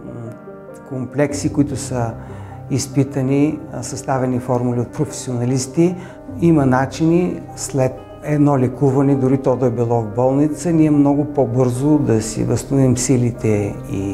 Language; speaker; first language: Bulgarian; native; Bulgarian